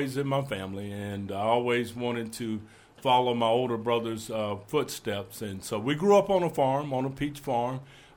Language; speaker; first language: English; native; English